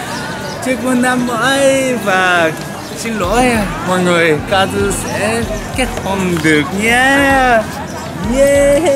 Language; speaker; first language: Vietnamese; non-native, learner; Japanese